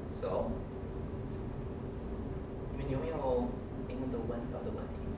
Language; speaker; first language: Chinese; non-native, learner; English